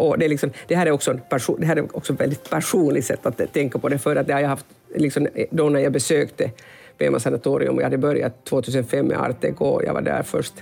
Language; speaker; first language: Swedish; non-native, local second language; Finnish